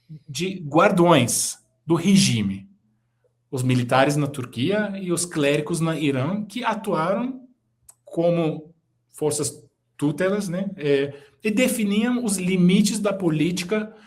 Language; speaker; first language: Portuguese; non-native, fluent; Turkish